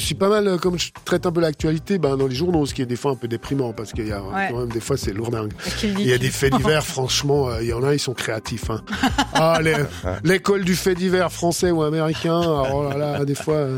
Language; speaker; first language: French; native; French